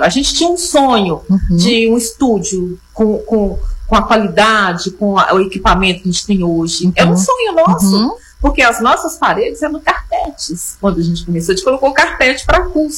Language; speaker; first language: Portuguese; native; Portuguese